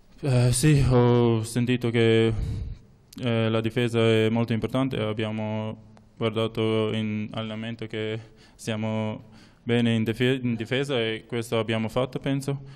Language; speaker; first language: Italian; non-native, learner; Albanian